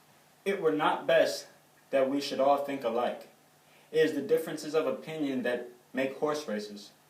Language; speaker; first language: English; native; English